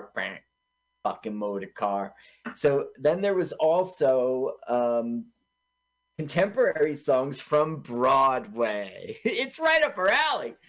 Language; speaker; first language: English; native; English